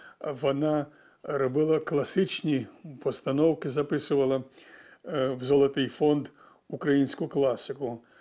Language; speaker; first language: Ukrainian; native; Ukrainian